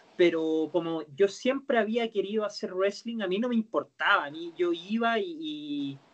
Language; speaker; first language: Spanish; native; Spanish